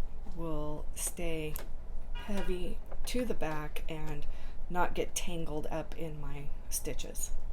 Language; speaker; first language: English; native; English